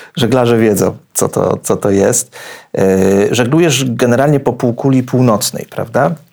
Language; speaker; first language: Polish; native; Polish